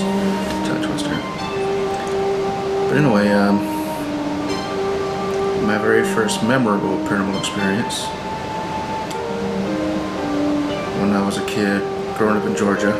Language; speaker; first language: English; native; English